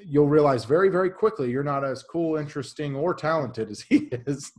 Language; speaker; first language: English; native; English